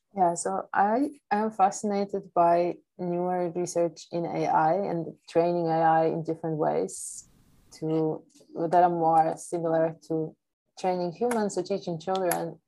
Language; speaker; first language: English; non-native, fluent; Polish